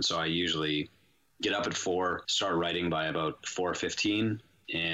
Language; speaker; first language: English; native; English